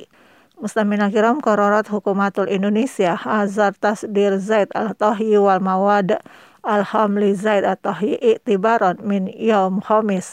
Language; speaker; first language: Arabic; non-native, fluent; Indonesian